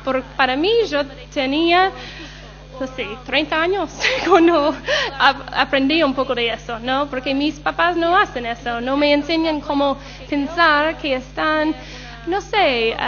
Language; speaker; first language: Spanish; non-native, learner; English